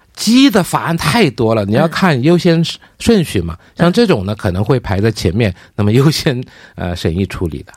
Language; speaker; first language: Chinese; non-native, fluent; Korean